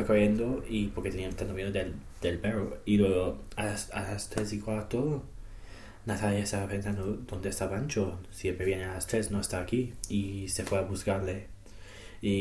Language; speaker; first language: Spanish; non-native, learner; English